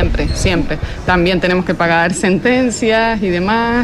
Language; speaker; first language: Spanish; native; Spanish